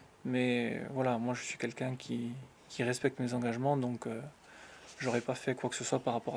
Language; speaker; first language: French; native; French